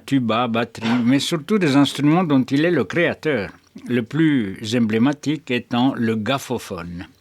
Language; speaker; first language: French; native; French